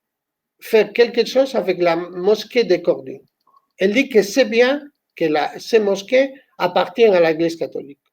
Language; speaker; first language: French; non-native, fluent; Spanish